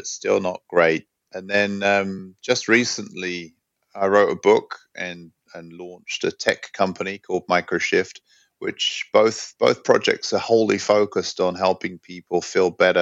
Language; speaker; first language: English; native; English